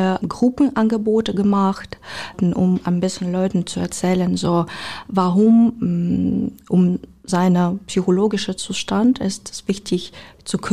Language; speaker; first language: German; non-native, fluent; Ukrainian